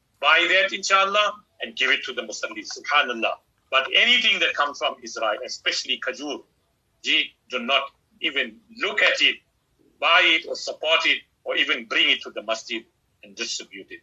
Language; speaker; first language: English; native; English